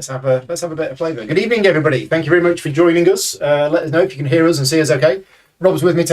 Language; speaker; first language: English; native; English